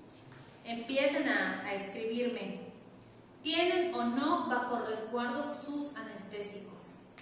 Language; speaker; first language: Spanish; native; Spanish